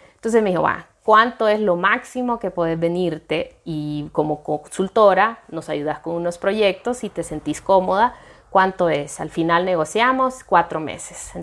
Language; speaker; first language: Spanish; native; Spanish